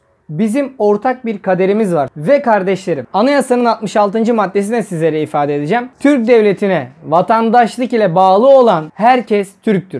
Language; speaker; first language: Turkish; native; Turkish